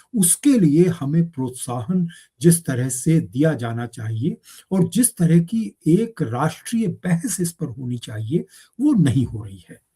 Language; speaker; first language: Hindi; native; Hindi